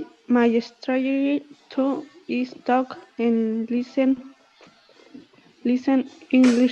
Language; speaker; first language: English; non-native, learner; Spanish